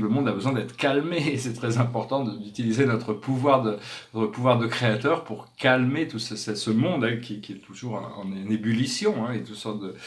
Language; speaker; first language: French; native; French